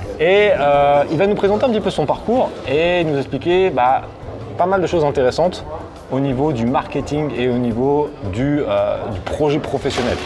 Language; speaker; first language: French; native; French